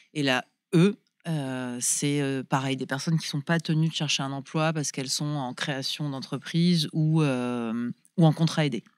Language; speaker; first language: French; native; French